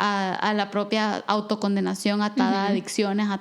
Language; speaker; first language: Spanish; native; Spanish